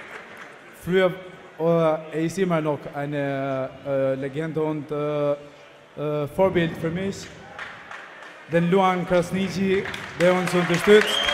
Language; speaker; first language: German; non-native, fluent; Albanian